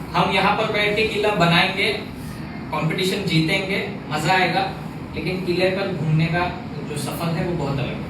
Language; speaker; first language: Hindi; non-native, local second language; Marathi